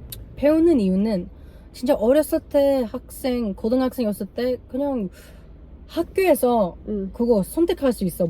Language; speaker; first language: Korean; non-native, learner; English